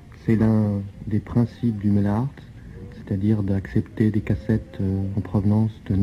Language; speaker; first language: French; native; French